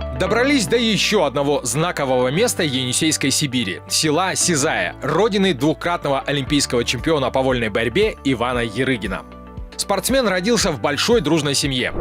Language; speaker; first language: Russian; native; Russian